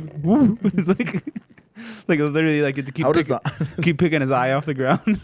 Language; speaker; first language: English; native; English